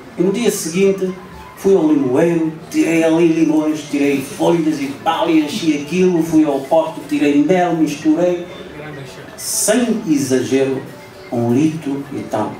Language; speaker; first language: Portuguese; non-native, local second language; Upper Guinea Crioulo